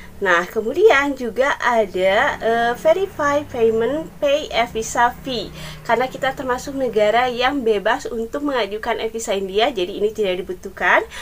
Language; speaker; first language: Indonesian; native; Indonesian